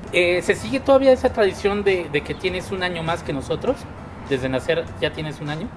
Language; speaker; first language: Spanish; native; Spanish